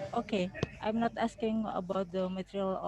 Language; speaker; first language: English; non-native, local second language; Javanese